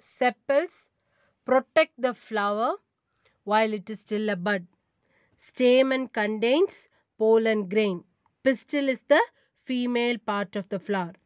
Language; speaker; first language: English; non-native, local second language; Tamil